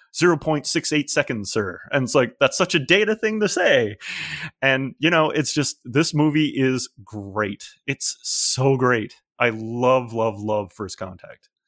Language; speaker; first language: English; native; English